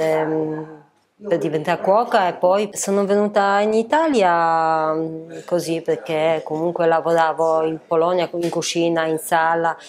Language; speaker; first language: Italian; non-native, fluent; Polish